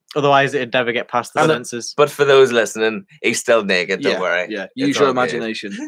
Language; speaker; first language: English; native; English